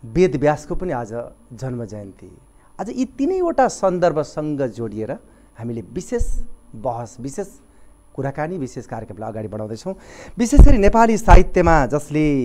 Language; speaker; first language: Nepali; native; Nepali